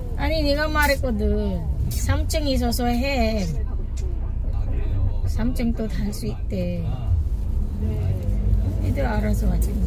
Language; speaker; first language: Korean; non-native, learner; Filipino